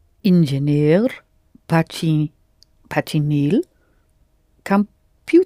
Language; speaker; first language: Russian; non-native, learner; English